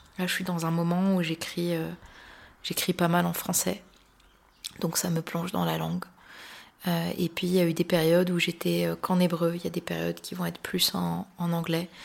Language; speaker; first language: French; native; French